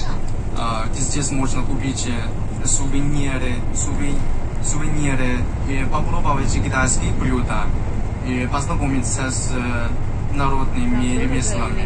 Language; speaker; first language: Russian; non-native, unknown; Chinese